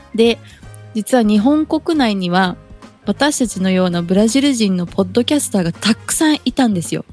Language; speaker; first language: Japanese; early bilingual, other home language; Portuguese